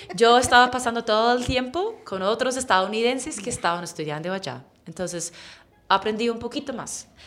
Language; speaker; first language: Spanish; non-native, fluent; English